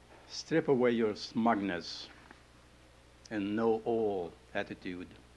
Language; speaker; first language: English; non-native, fluent; Lithuanian